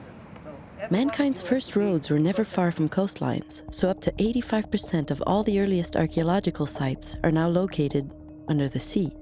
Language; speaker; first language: English; native; English